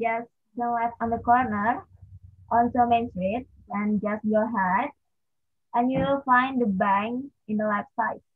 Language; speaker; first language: English; non-native, learner; Indonesian